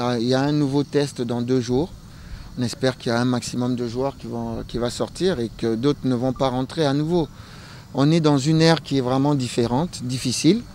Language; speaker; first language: French; non-native, local second language; Lingala